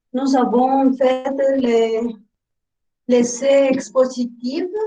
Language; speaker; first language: French; non-native, learner; Spanish